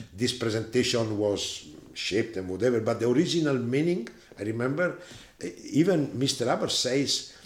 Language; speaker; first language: English; non-native, fluent; Italian